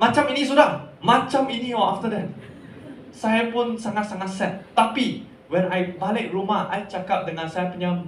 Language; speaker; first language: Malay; non-native, local second language; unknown